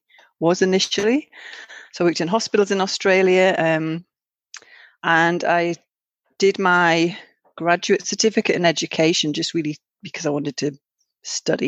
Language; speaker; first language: English; native; English